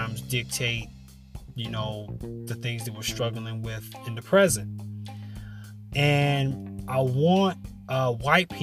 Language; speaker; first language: English; native; English